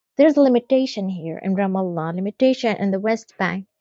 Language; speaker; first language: English; non-native, fluent; Arabic